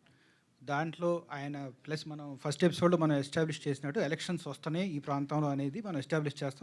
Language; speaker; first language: Telugu; native; Telugu